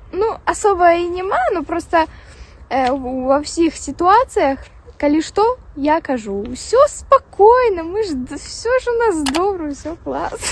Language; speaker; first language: Belarusian; non-native, local second language; Russian